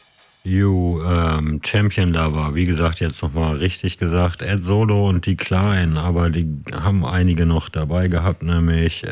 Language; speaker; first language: German; native; German